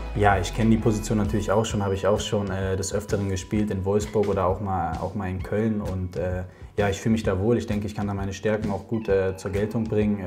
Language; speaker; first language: German; native; German